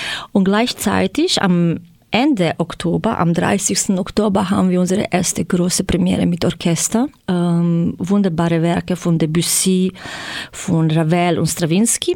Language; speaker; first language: German; non-native, fluent; Croatian